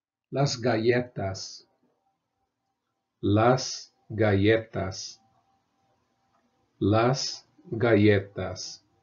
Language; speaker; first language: Spanish; non-native, fluent; English